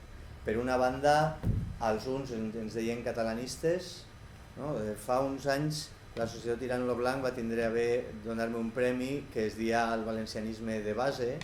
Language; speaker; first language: Catalan; native; Catalan